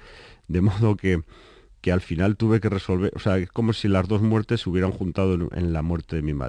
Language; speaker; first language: Spanish; native; Spanish